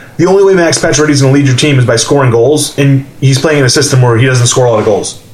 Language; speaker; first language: English; native; English